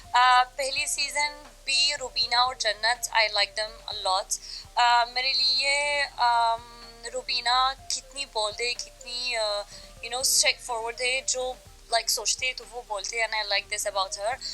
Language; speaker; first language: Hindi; non-native, learner; Arabic